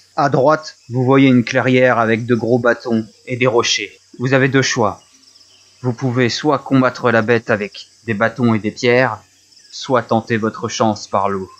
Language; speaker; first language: French; native; French